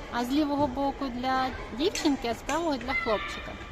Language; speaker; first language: Ukrainian; native; Ukrainian